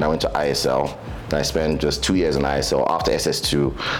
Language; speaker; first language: English; non-native, local second language; Yoruba